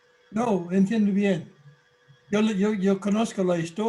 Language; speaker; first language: Spanish; non-native, fluent; English